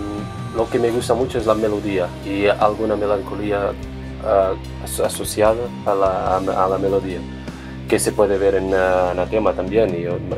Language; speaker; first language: Spanish; non-native, learner; Portuguese